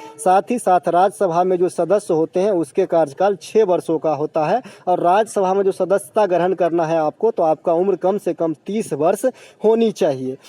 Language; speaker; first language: Hindi; native; Hindi